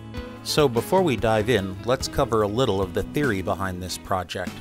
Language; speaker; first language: English; native; English